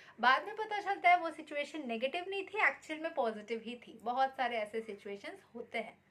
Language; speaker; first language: Hindi; non-native, local second language; Bangla